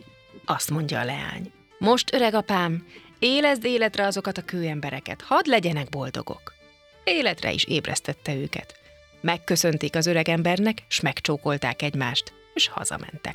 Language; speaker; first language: Hungarian; native; Hungarian